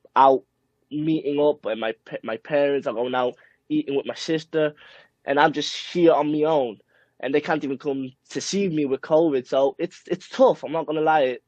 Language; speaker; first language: English; early bilingual, other home language; Spanish